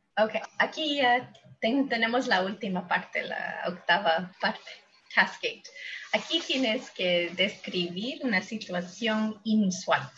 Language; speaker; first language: Spanish; non-native, fluent; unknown